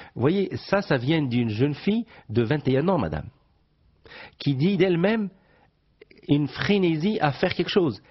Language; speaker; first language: French; non-native, local second language; Arabic